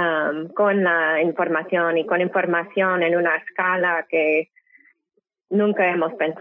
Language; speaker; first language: Spanish; non-native, fluent; English